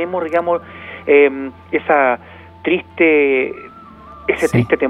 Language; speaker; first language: Spanish; native; Spanish